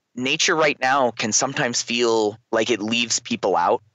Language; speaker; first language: English; native; English